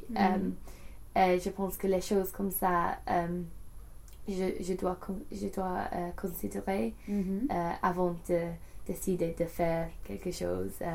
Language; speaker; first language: French; non-native, learner; English